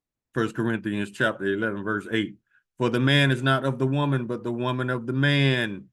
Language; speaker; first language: English; native; English